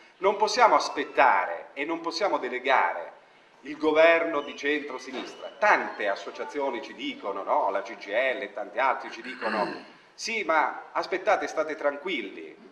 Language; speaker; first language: Italian; non-native, fluent; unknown